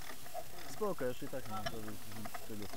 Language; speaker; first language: Polish; native; Polish